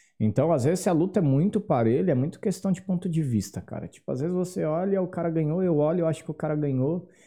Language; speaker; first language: Portuguese; native; Portuguese